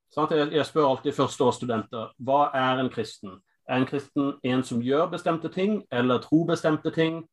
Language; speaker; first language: Norwegian; non-native, fluent; English